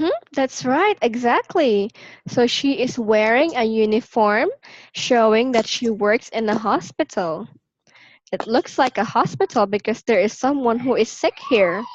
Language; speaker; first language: English; non-native, local second language; Filipino